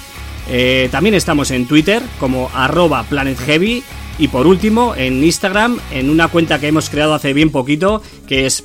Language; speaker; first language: Spanish; native; Spanish